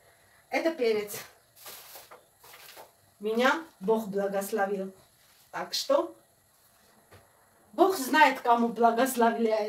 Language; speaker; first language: Russian; non-native, fluent; Armenian